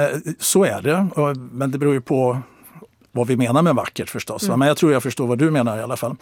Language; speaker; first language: Swedish; native; Swedish